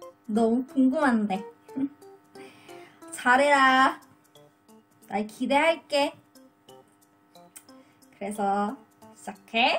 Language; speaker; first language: Korean; non-native, learner; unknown